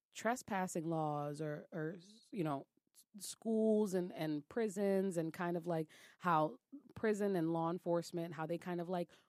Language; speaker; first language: English; native; English